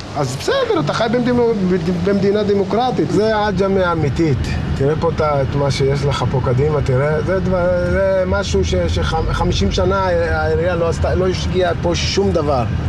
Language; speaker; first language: Hebrew; non-native, local second language; Arabic